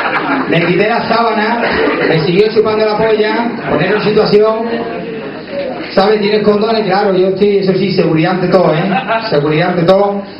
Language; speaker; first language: Spanish; native; Spanish